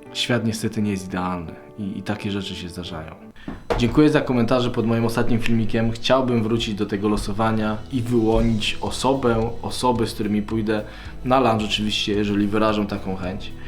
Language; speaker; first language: Polish; native; Polish